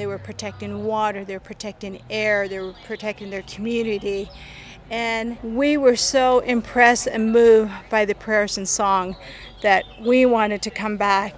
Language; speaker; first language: English; native; English